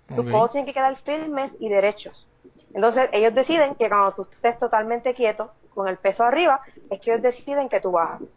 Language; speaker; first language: Spanish; native; Spanish